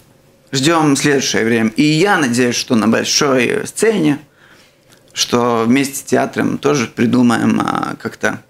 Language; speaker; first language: Russian; non-native, local second language; Latvian